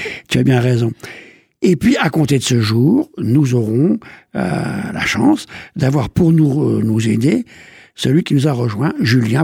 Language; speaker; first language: French; native; French